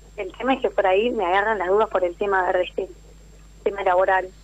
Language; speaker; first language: Spanish; native; Spanish